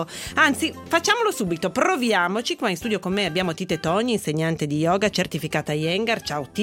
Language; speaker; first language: Italian; native; Italian